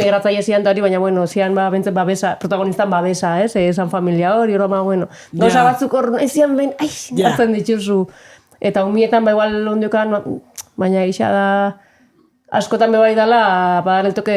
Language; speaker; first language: Basque; native; Basque